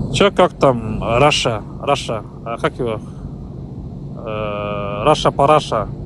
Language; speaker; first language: Russian; non-native, local second language; Kazakh